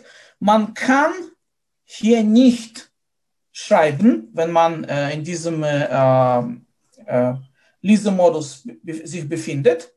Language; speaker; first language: German; non-native, fluent; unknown